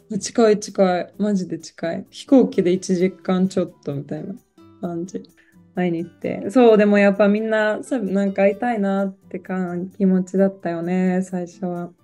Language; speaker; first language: Japanese; non-native, fluent; Polish